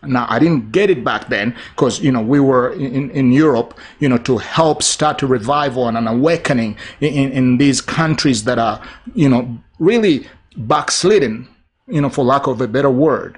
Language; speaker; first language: English; non-native, local second language; Ganda